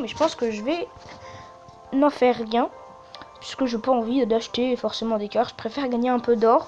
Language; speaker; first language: French; native; French